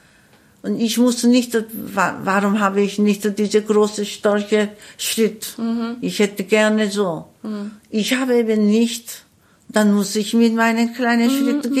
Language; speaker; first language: German; non-native, learner; Korean